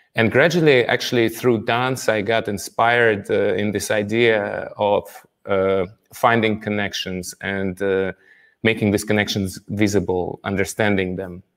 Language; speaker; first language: English; non-native, fluent; Russian